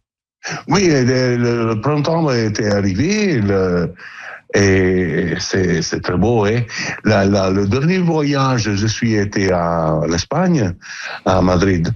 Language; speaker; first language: French; non-native, learner; Italian